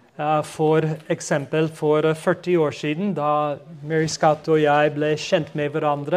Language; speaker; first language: Norwegian; non-native, fluent; English